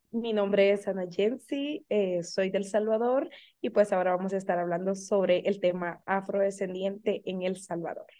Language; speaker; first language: Spanish; native; Spanish